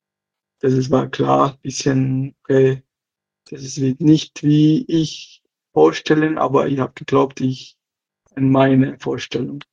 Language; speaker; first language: German; non-native, learner; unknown